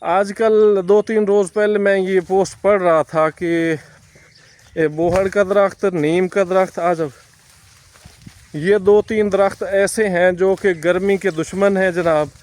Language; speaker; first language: Urdu; non-native, local second language; Punjabi